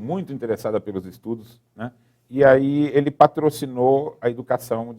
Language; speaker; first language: Portuguese; native; Portuguese